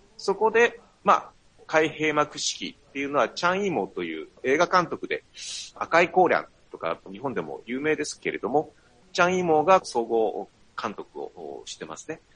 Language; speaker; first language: Japanese; native; Japanese